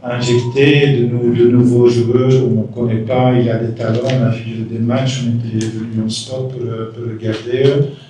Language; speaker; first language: French; non-native, fluent; Dutch